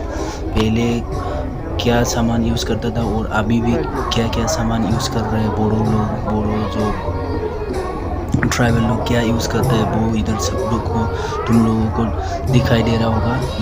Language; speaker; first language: Hindi; non-native, local second language; Bodo